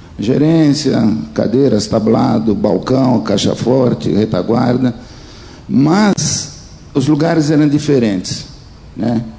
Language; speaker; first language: Portuguese; early bilingual, other home language; Italian